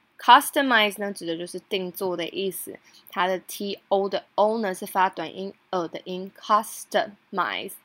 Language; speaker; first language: Chinese; native; Chinese